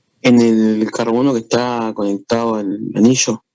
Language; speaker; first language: Spanish; native; Spanish